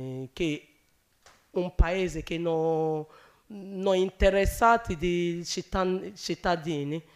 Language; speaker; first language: Italian; non-native, learner; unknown